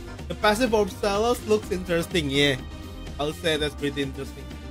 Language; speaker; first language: English; non-native, fluent; Indonesian